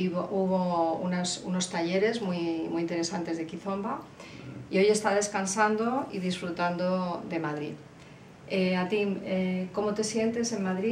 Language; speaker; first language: Spanish; native; Spanish